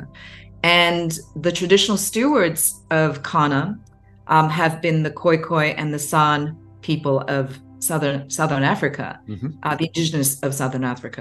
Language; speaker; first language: English; non-native, local second language; Cantonese